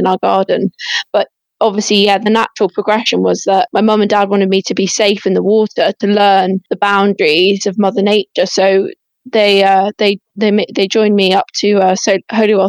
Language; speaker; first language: English; native; English